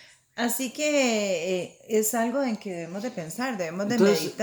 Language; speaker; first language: Spanish; native; Spanish